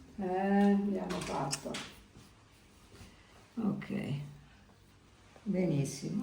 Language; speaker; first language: Italian; native; Italian